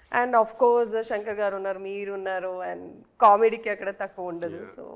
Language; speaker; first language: Telugu; non-native, fluent; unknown